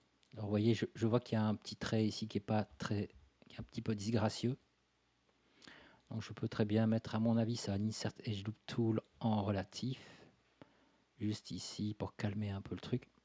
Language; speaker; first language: French; native; French